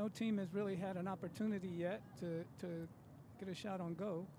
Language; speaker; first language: English; native; English